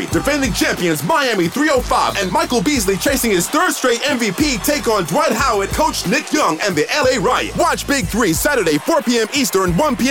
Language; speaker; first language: English; native; English